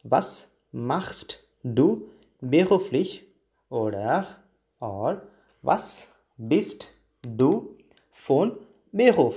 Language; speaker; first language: German; non-native, learner; Tamil